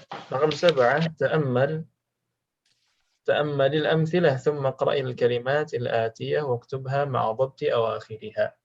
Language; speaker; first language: Arabic; non-native, fluent; Indonesian